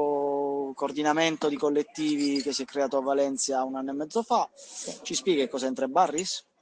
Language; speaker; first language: Italian; native; Italian